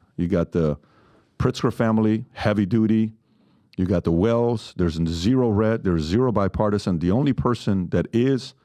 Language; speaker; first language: English; non-native, fluent; Persian